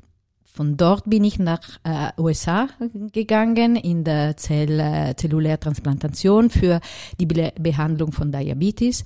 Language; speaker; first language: German; non-native, fluent; Italian